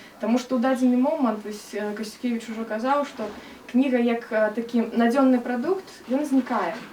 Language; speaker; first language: Belarusian; non-native, local second language; Russian